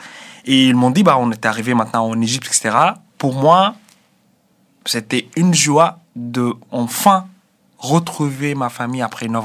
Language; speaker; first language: French; non-native, fluent; Arabic